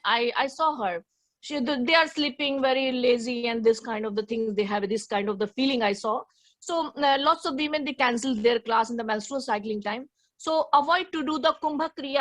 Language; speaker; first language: English; non-native, learner; Hindi